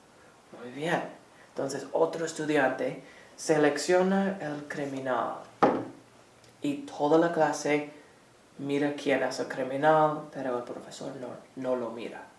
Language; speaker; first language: Spanish; non-native, fluent; English